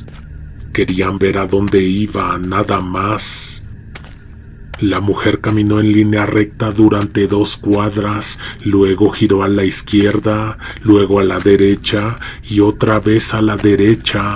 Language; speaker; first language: Spanish; native; Spanish